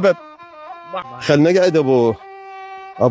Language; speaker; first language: Arabic; native; Arabic